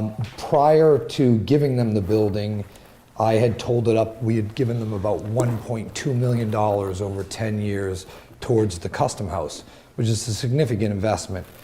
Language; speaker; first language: English; native; English